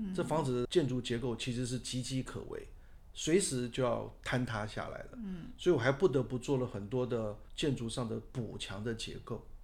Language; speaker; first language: Chinese; native; Chinese